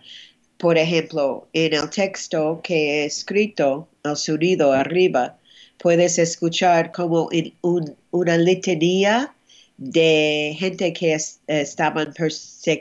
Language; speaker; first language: Spanish; non-native, fluent; English